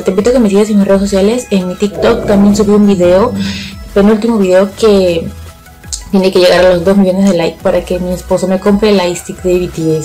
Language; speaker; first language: Spanish; native; Spanish